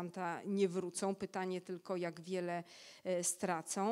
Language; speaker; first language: Polish; native; Polish